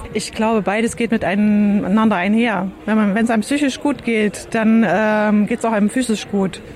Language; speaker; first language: German; native; German